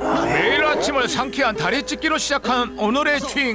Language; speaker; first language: Korean; native; Korean